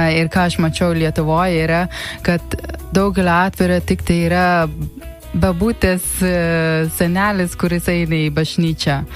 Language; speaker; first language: Lithuanian; non-native, learner; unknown